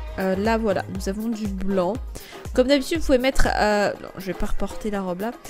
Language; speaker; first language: French; native; French